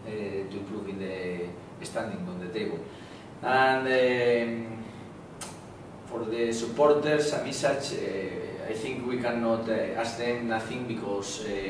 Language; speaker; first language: English; non-native, learner; Spanish